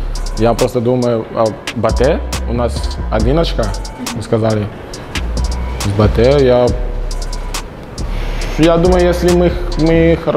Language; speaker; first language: Russian; non-native, learner; French